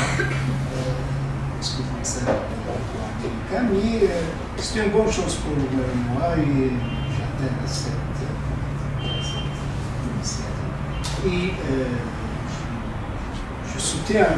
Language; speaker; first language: French; non-native, local second language; Arabic